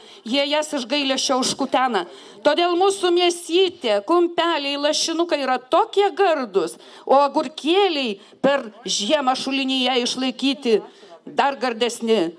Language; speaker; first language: Lithuanian; native; Lithuanian